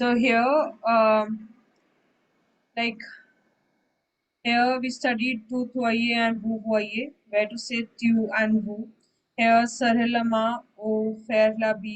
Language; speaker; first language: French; non-native, learner; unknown